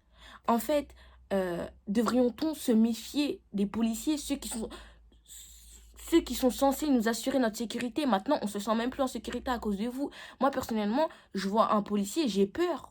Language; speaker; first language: French; native; French